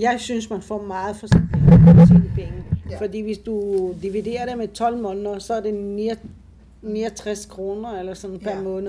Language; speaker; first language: Danish; non-native, fluent; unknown